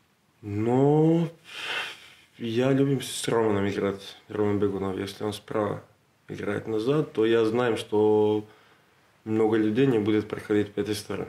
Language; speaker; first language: Russian; non-native, learner; Serbian